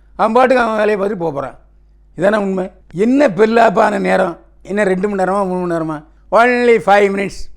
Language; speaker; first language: Tamil; native; Tamil